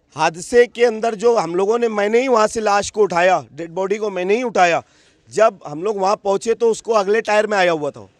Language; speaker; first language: Urdu; native; Urdu